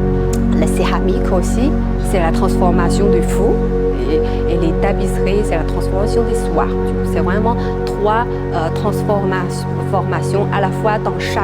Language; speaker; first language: French; non-native, fluent; Chinese